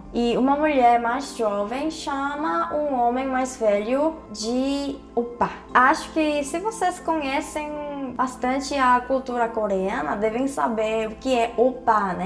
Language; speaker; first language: Portuguese; non-native, fluent; Korean